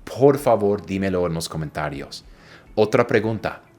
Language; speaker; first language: Spanish; non-native, fluent; English